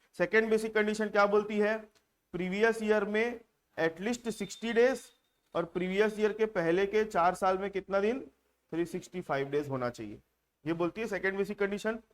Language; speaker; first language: Hindi; native; Hindi